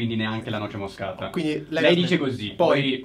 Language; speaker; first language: Italian; native; Italian